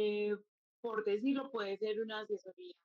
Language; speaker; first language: Spanish; native; Spanish